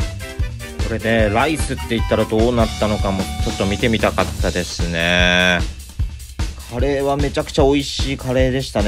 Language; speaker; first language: Japanese; native; Japanese